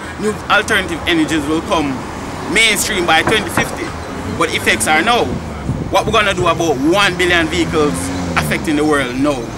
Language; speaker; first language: English; native; English